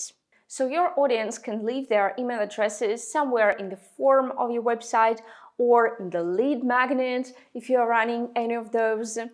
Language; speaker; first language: English; non-native, fluent; Russian